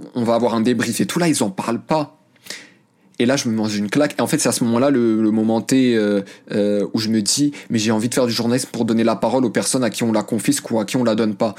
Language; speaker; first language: French; early bilingual, other home language; Arabic